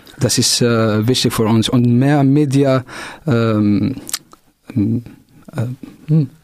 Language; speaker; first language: German; non-native, local second language; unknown